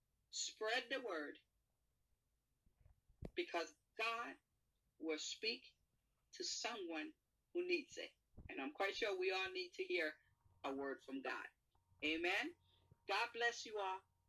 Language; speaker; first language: English; non-native, fluent; Spanish